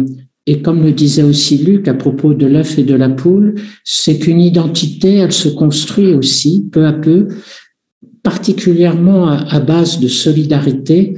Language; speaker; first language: French; native; French